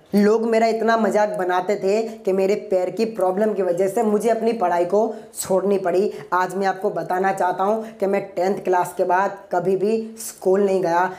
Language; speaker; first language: Hindi; non-native, local second language; Gujarati